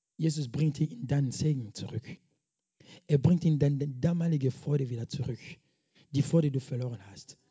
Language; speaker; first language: German; non-native, fluent; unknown